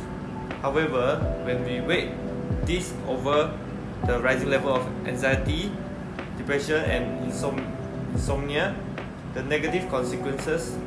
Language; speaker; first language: English; non-native, local second language; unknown